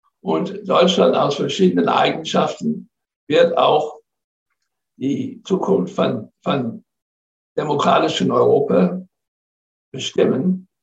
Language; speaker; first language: German; non-native, fluent; English